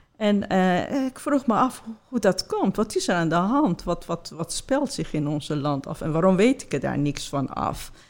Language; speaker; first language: Dutch; non-native, fluent; Persian